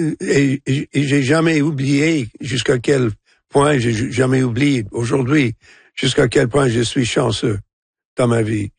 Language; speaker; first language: French; non-native, local second language; English